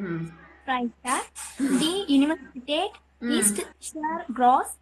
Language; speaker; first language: German; non-native, learner; Tamil